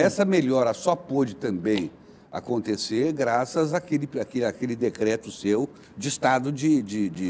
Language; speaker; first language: Portuguese; native; Portuguese